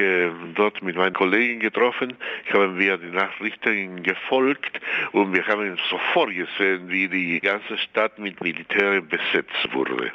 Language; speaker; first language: German; non-native, fluent; Spanish